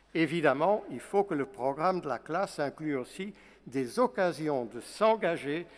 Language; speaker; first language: French; non-native, fluent; Portuguese